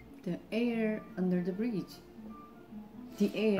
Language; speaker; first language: English; non-native, learner; Korean